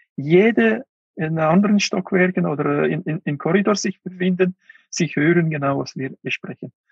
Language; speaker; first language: German; non-native, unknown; Uyghur